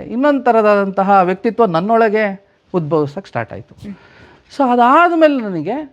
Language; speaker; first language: Kannada; native; Kannada